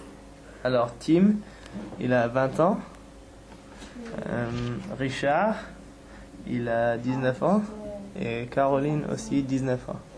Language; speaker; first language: French; non-native, fluent; English